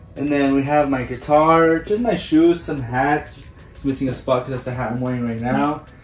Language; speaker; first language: English; early bilingual, other home language; Spanish